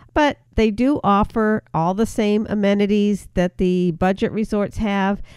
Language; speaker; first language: English; native; English